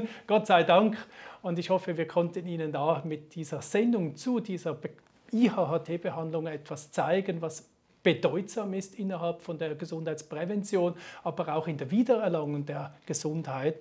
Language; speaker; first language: German; native; German